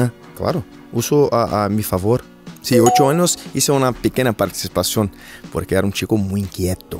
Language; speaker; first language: Spanish; non-native, fluent; Portuguese